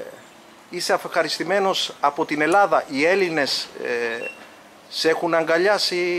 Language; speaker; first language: Greek; native; Greek